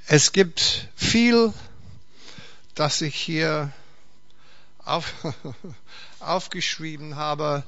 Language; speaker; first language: German; non-native, fluent; English